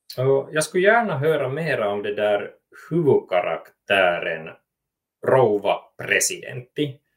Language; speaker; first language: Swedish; non-native, local second language; Finnish